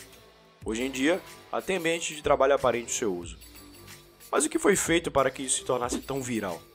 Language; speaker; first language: Portuguese; native; Portuguese